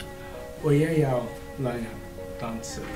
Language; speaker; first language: Chinese; non-native, learner; English